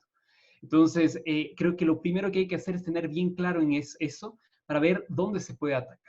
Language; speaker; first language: Spanish; native; Spanish